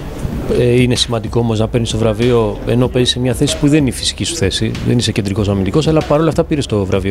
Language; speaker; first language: Greek; native; Greek